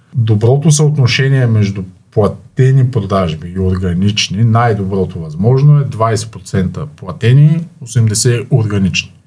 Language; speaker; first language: Bulgarian; native; Bulgarian